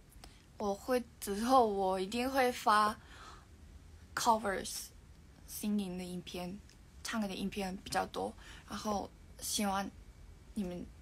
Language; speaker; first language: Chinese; non-native, learner; Mongolian